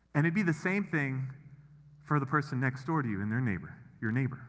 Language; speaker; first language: English; native; English